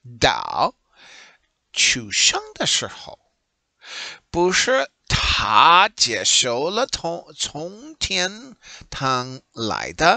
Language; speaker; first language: Chinese; non-native, learner; English